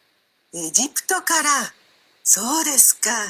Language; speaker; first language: Japanese; non-native, learner; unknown